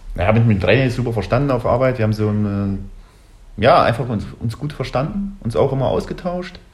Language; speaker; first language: German; early bilingual, other home language; Russian